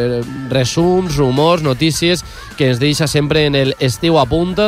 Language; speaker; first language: Catalan; native; Catalan